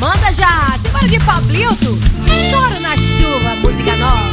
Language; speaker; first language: Portuguese; native; Portuguese